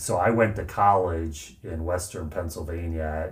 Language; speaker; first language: English; native; English